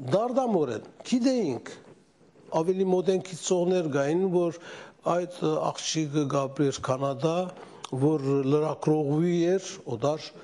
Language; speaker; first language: Armenian; early bilingual, heritage; Armenian